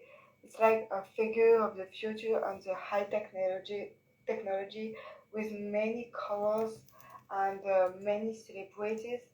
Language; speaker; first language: English; non-native, learner; French